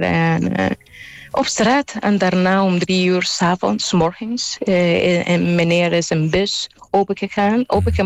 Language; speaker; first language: Dutch; non-native, fluent; Spanish